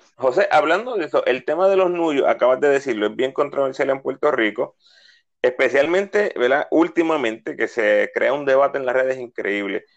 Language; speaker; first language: Spanish; native; Spanish